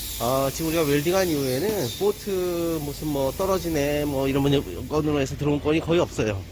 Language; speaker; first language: Korean; native; Korean